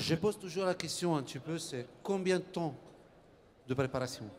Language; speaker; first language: French; native; French